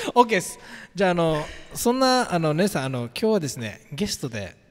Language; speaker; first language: Japanese; native; Japanese